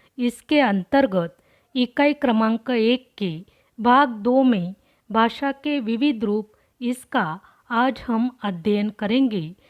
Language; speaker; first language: Hindi; non-native, local second language; Marathi